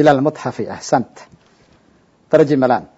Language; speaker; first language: Arabic; non-native, fluent; Indonesian